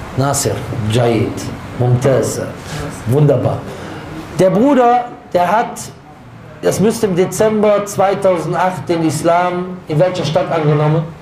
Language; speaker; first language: German; native; German